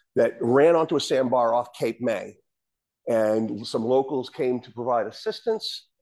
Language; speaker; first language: English; native; English